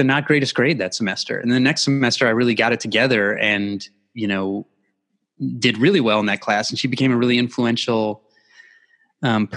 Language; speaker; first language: English; native; English